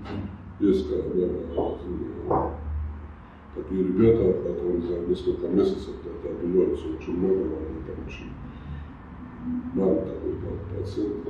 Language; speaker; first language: Russian; non-native, fluent; Georgian